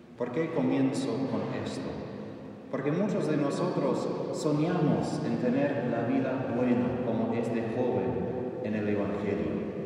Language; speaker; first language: Spanish; non-native, fluent; English